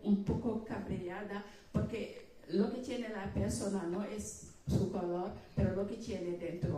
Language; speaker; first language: Spanish; non-native, fluent; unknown